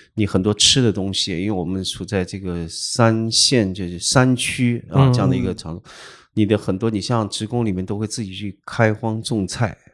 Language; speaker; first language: Chinese; non-native, local second language; Min Nan Chinese